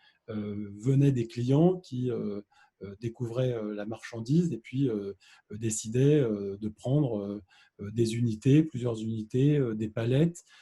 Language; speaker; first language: French; native; French